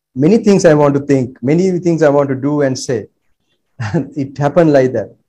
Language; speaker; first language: English; non-native, local second language; Sinhala